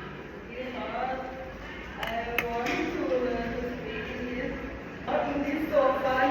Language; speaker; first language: English; non-native, learner; Thai